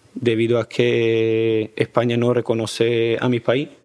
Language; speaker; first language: Spanish; early bilingual, other home language; Albanian